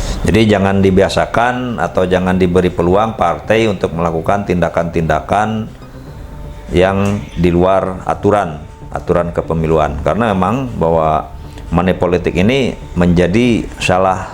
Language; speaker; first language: Indonesian; native; Indonesian